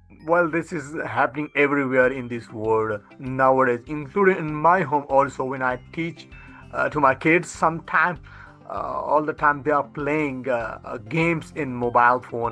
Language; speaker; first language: English; non-native, fluent; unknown